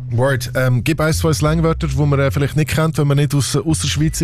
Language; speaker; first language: German; native; German